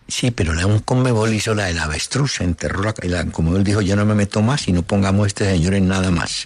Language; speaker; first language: Spanish; native; Spanish